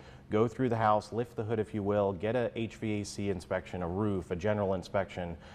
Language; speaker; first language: English; native; English